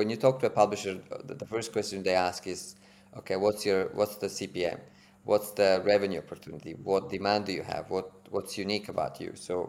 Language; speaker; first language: English; non-native, fluent; Italian